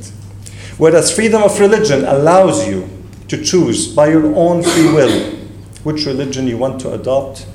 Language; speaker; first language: English; non-native, fluent; Arabic